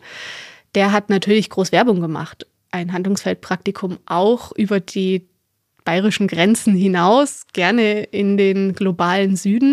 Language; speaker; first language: German; native; German